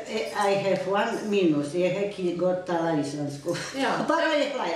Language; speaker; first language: Icelandic; non-native, learner; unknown